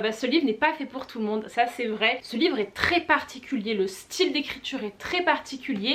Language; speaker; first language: French; native; French